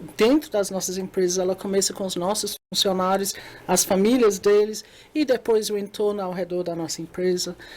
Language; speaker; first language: Portuguese; non-native, fluent; English